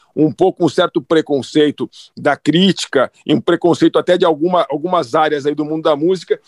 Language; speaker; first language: Portuguese; native; Portuguese